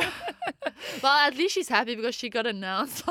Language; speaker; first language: English; non-native, local second language; Afrikaans